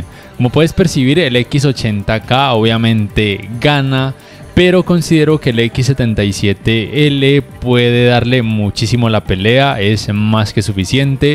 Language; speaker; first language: Spanish; native; Spanish